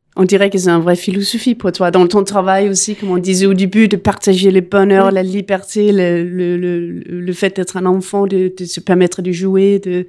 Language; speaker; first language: French; non-native, fluent; Danish